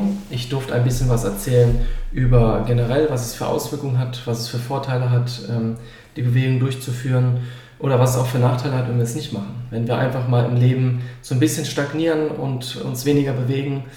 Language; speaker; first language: German; native; German